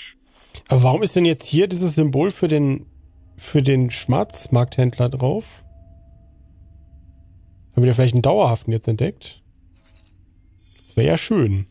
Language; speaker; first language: German; native; German